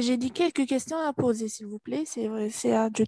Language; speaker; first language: French; non-native, learner; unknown